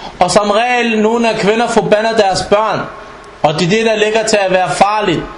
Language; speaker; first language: Danish; non-native, fluent; Arabic